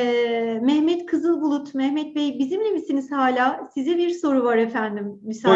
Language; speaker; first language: Turkish; native; Turkish